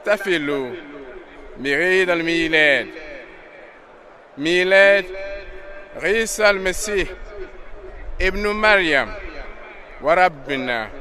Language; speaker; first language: Arabic; non-native, learner; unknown